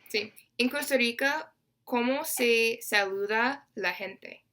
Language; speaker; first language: Spanish; non-native, learner; English